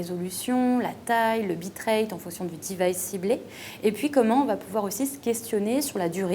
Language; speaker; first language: French; native; French